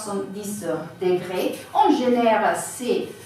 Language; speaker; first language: French; non-native, fluent; Italian